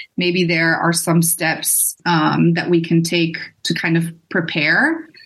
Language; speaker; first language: English; non-native, fluent; Dutch